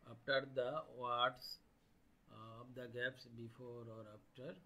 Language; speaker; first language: English; non-native, local second language; Bangla